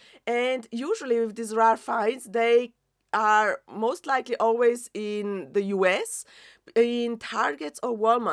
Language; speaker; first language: English; non-native, fluent; German